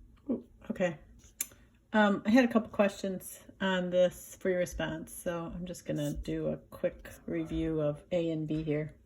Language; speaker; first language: English; native; English